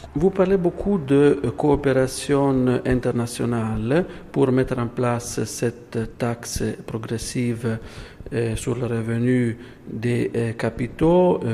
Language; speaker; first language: French; non-native, fluent; Italian